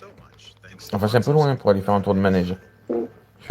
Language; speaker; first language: French; native; French